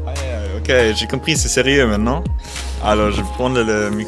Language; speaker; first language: French; non-native, learner; German